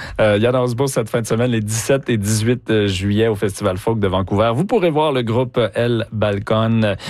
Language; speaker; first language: French; native; French